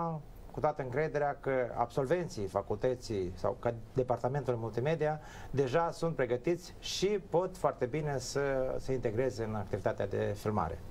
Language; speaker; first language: Romanian; native; Romanian